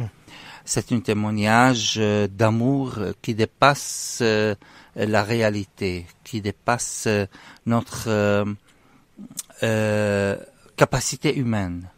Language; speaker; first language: French; non-native, fluent; Arabic